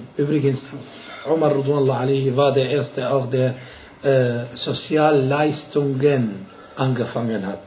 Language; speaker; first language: German; non-native, fluent; Arabic